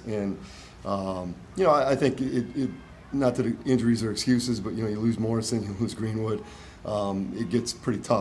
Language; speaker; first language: English; native; English